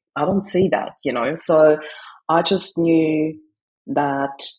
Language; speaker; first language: English; non-native, fluent; German